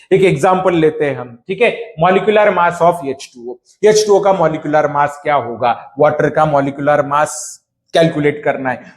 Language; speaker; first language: Hindi; non-native, local second language; Marathi